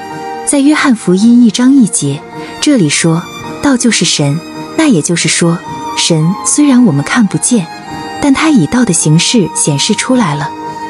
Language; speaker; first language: Chinese; native; Chinese